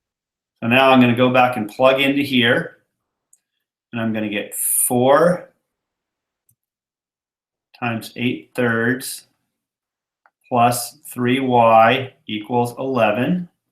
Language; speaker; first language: English; native; English